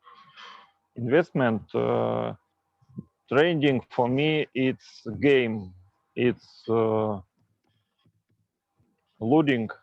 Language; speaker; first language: English; non-native, local second language; Russian